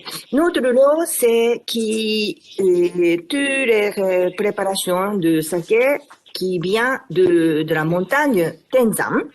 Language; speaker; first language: French; non-native, fluent; Japanese